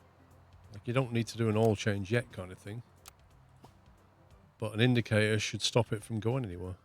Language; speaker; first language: English; native; English